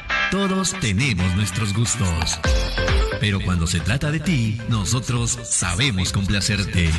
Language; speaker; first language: Spanish; native; Spanish